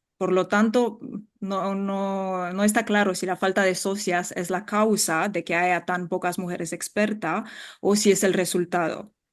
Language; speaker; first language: Spanish; non-native, fluent; French